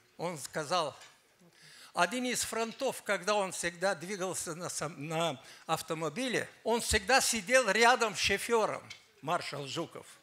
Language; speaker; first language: Russian; non-native, fluent; Armenian